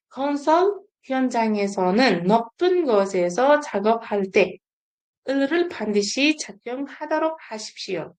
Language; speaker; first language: Korean; non-native, fluent; Uzbek